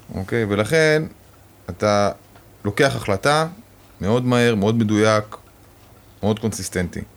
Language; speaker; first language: Hebrew; native; Hebrew